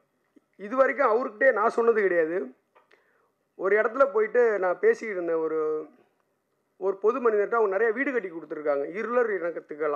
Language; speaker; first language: Tamil; native; Tamil